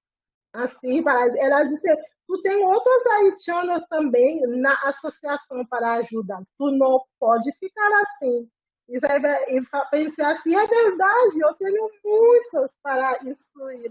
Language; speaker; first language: Portuguese; non-native, fluent; Haitian Creole